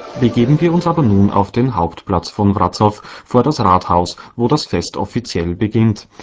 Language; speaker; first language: German; native; German